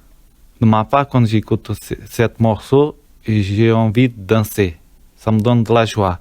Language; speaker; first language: French; non-native, learner; Portuguese